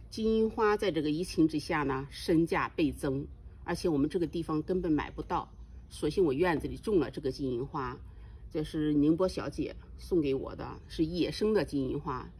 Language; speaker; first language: Chinese; native; Chinese